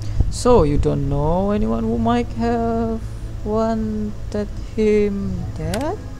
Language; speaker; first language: English; non-native, learner; Indonesian